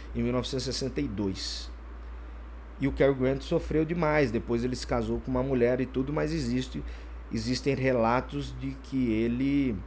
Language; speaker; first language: Portuguese; native; Portuguese